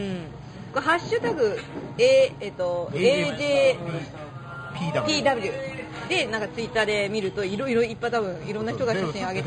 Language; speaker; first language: Japanese; native; Japanese